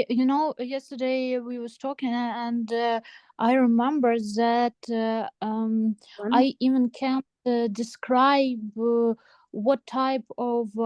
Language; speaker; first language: English; non-native, learner; Ukrainian